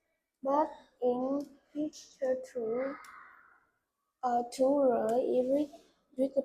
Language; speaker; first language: English; non-native, learner; Vietnamese